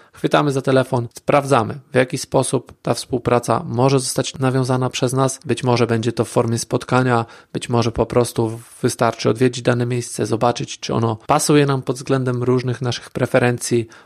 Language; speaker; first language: Polish; native; Polish